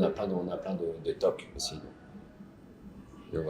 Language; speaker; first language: French; native; French